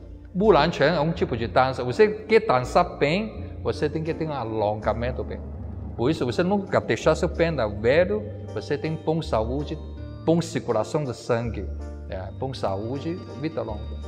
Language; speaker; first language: Portuguese; non-native, learner; Chinese